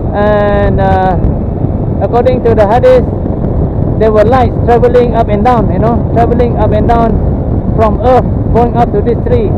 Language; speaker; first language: English; non-native, local second language; Malay